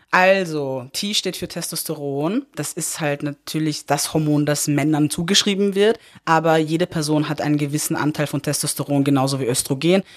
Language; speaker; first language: German; early bilingual, other home language; Persian